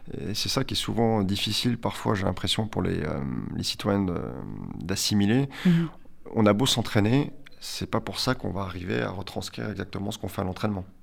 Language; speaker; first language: French; native; French